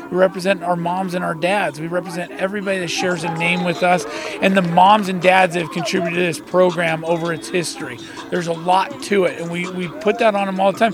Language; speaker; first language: English; native; English